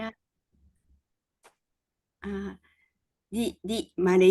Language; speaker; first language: Indonesian; non-native, learner; Japanese